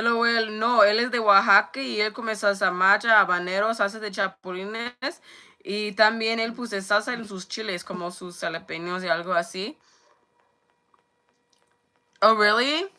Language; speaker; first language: Spanish; non-native, learner; English